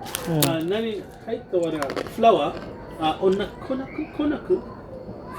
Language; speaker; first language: Japanese; non-native, learner; English